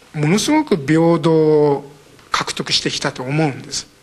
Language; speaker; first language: Japanese; native; Japanese